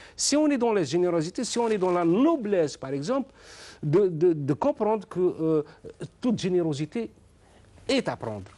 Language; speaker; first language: French; non-native, local second language; Arabic